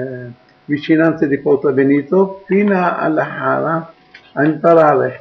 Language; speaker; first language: Italian; non-native, local second language; Arabic